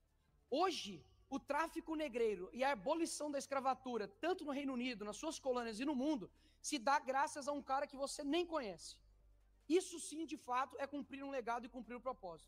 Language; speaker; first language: Portuguese; native; Portuguese